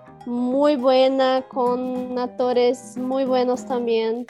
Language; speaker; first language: Spanish; non-native, learner; Portuguese